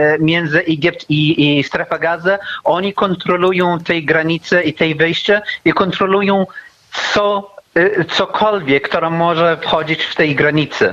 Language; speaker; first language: Polish; non-native, fluent; Arabic